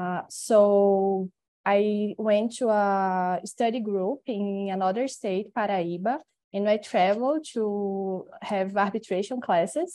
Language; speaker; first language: English; non-native, learner; Portuguese